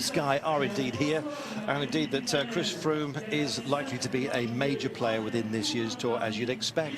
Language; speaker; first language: English; native; English